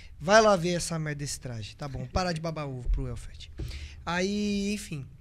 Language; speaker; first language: Portuguese; native; Portuguese